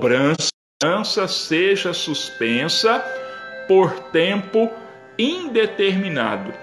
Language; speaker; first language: Portuguese; native; Portuguese